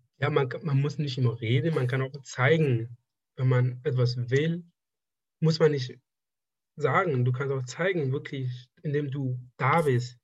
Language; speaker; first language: German; non-native, fluent; Persian